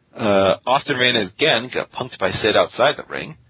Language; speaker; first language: English; native; English